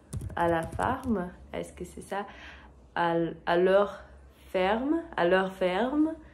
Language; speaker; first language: French; non-native, learner; Portuguese